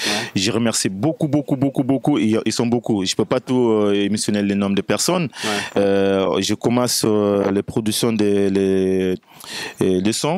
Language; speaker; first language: French; non-native, fluent; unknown